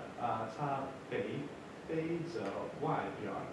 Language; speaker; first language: Chinese; non-native, learner; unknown